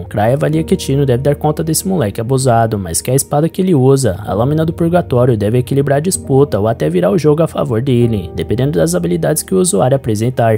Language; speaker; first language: Portuguese; native; Portuguese